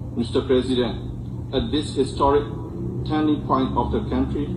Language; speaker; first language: English; non-native, fluent; Burmese